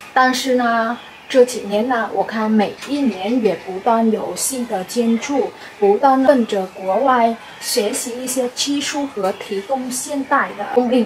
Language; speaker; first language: Chinese; non-native, fluent; Vietnamese